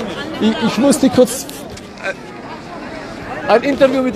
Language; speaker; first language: German; non-native, fluent; Albanian